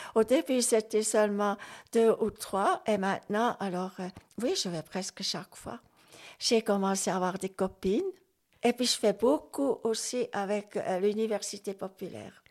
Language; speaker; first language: French; non-native, local second language; Swiss German